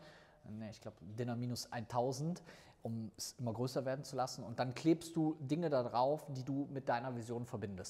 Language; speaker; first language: German; native; German